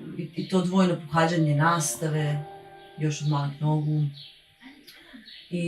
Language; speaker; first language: Bosnian; native; Bosnian